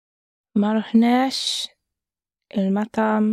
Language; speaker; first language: Arabic; non-native, learner; English